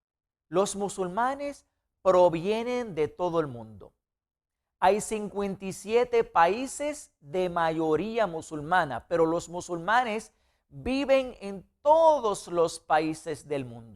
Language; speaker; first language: Spanish; non-native, fluent; Arabic